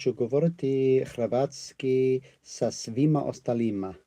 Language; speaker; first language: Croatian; non-native, learner; English